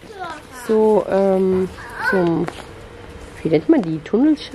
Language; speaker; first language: German; native; German